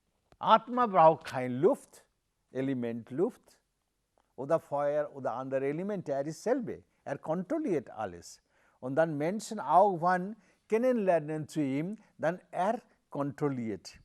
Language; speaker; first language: German; non-native, learner; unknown